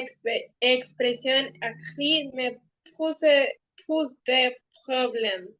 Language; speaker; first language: French; non-native, learner; Spanish